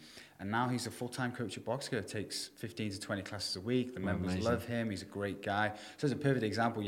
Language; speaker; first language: English; native; English